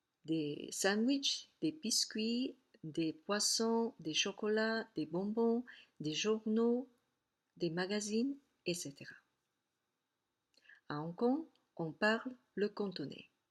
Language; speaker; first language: French; non-native, fluent; Cantonese